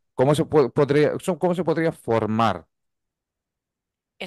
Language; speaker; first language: Spanish; non-native, fluent; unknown